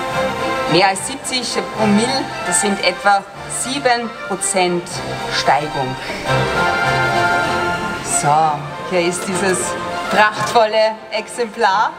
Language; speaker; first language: German; native; German